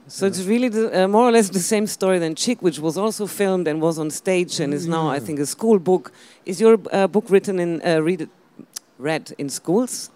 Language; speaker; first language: English; non-native, fluent; German